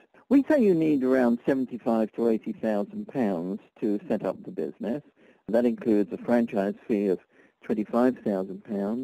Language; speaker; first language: English; native; English